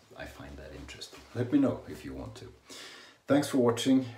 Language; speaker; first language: English; non-native, fluent; Swedish